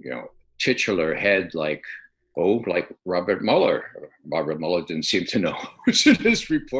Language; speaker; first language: English; native; English